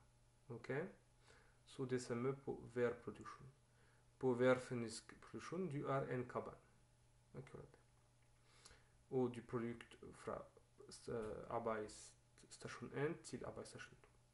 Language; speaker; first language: Norwegian; non-native, learner; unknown